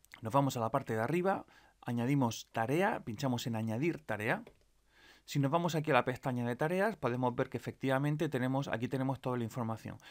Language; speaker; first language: Spanish; native; Spanish